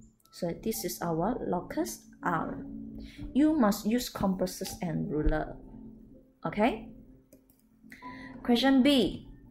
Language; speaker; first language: English; non-native, local second language; Chinese